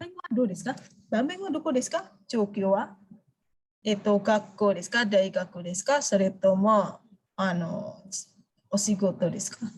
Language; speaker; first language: Japanese; non-native, fluent; Indonesian